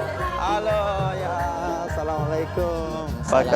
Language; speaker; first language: Indonesian; non-native, learner; Persian